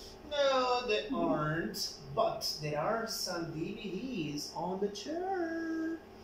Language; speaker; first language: English; non-native, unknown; Spanish